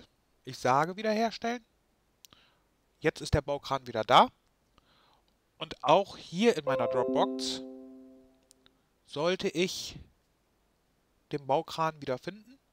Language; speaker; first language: German; native; German